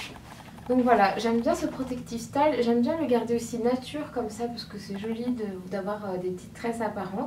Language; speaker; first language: French; native; French